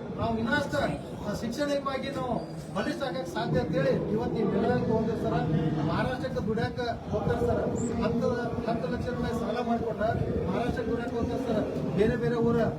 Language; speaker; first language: Kannada; non-native, local second language; Lambadi